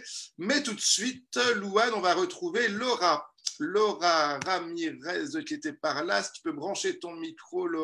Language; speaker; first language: French; native; French